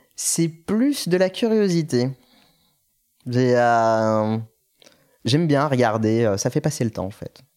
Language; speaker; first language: French; non-native, local second language; Arabic